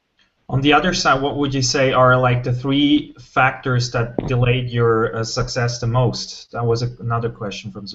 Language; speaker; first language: English; non-native, fluent; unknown